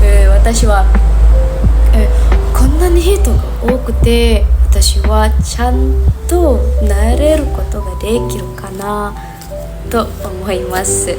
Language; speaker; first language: Japanese; non-native, learner; Indonesian